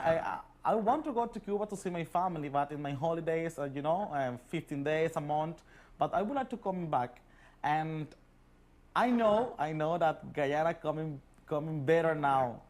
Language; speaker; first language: English; non-native, learner; Spanish